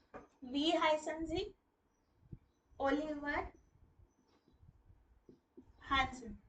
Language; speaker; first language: German; non-native, fluent; Hindi